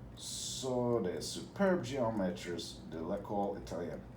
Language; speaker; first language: French; non-native, learner; English